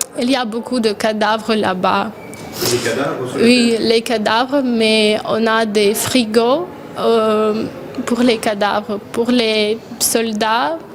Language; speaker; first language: French; non-native, fluent; Ukrainian